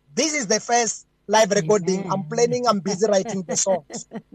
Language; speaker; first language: English; non-native, local second language; Venda